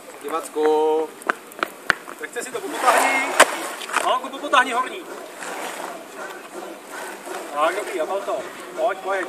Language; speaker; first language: Czech; native; Czech